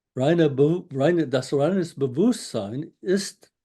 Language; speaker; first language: German; non-native, learner; English